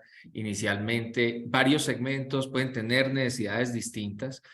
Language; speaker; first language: Spanish; native; Spanish